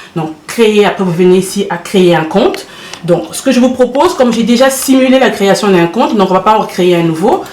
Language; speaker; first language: French; early bilingual, other home language; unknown